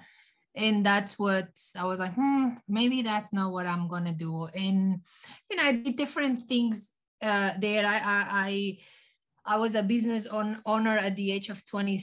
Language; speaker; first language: English; non-native, fluent; Spanish